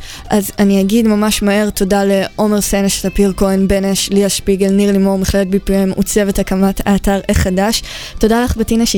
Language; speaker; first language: Hebrew; native; Hebrew